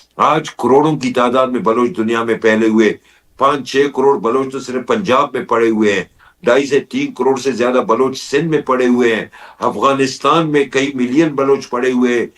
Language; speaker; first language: Urdu; non-native, local second language; Baluchi